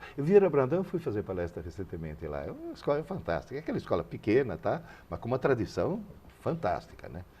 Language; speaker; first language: Portuguese; early bilingual, other home language; Italian